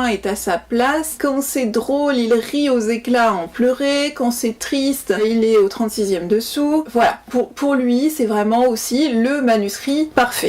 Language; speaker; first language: French; native; French